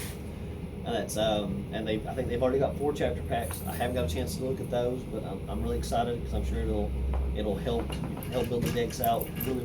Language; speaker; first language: English; native; English